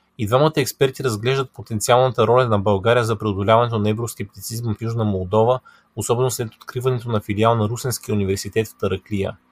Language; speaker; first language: Bulgarian; native; Bulgarian